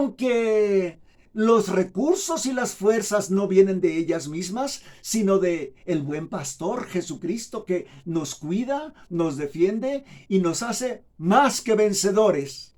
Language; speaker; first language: Spanish; native; Spanish